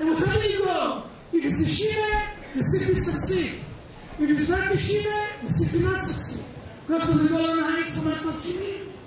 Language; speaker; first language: English; non-native, fluent; Hebrew